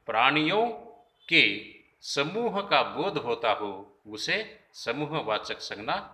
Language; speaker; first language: Hindi; non-native, local second language; Kannada